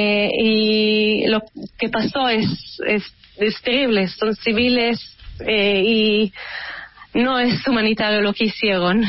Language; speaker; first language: Spanish; early bilingual, heritage; Hebrew